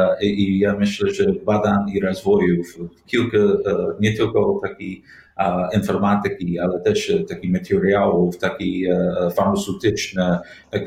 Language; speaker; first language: Polish; non-native, learner; English